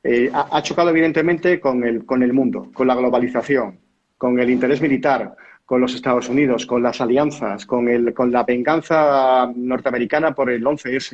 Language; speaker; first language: Spanish; native; Spanish